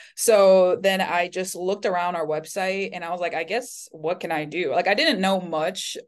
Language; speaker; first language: English; early bilingual, other home language; Chinese